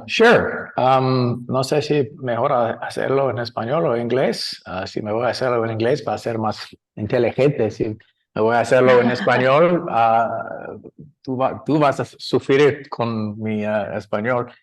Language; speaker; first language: Spanish; non-native, learner; English